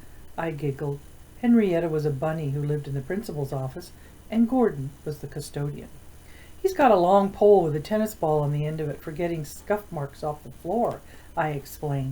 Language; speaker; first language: English; native; English